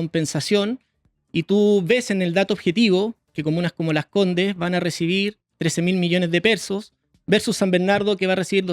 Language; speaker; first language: Spanish; native; Spanish